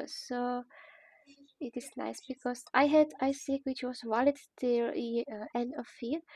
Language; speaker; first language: English; non-native, learner; Czech